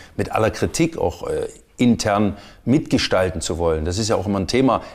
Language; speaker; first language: German; native; German